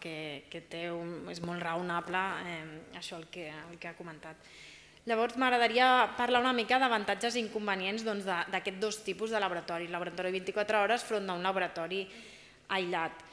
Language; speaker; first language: Catalan; native; Catalan